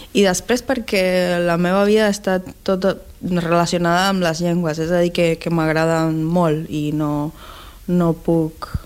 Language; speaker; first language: Catalan; non-native, learner; Chinese